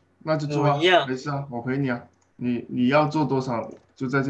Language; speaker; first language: Chinese; native; Chinese